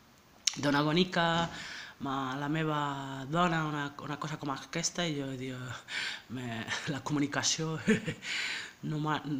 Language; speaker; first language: Catalan; non-native, learner; French